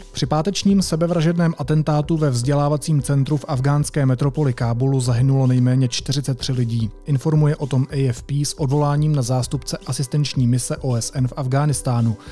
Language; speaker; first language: Czech; native; Czech